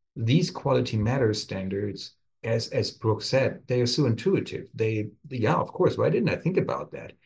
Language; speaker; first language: English; non-native, fluent; German